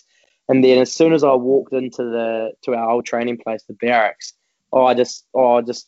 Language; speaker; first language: English; native; English